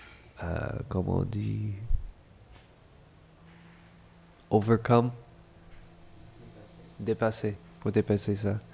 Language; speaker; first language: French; non-native, fluent; English